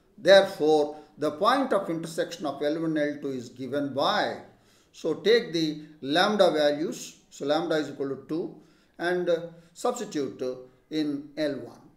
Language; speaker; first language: English; non-native, local second language; Telugu